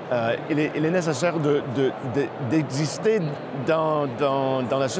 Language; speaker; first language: French; non-native, local second language; English